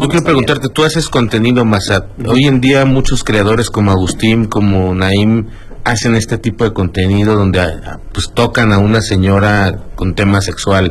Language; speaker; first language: Spanish; native; Spanish